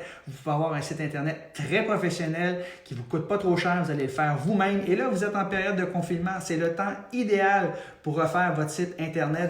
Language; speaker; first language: French; native; French